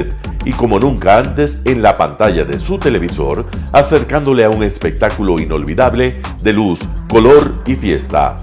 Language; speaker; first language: Spanish; native; Spanish